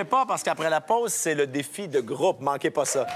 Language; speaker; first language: French; native; French